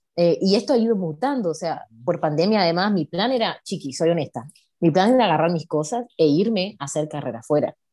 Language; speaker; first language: Spanish; native; Spanish